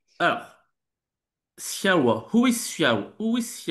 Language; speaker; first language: English; non-native, learner; French